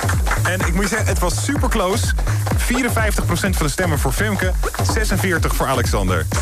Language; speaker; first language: Dutch; native; Dutch